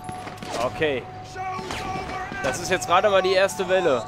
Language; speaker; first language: German; native; German